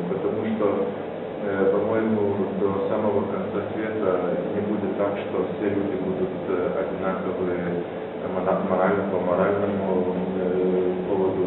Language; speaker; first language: Russian; non-native, fluent; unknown